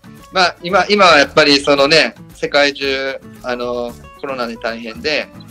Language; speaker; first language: Japanese; native; Japanese